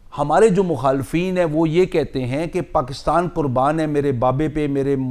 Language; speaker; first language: Urdu; non-native, local second language; Punjabi